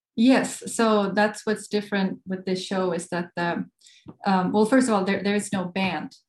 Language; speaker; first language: English; non-native, fluent; Swedish